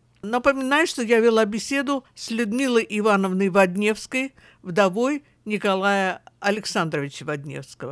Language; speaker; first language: Russian; native; Russian